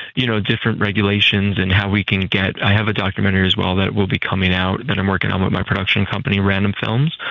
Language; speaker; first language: English; native; English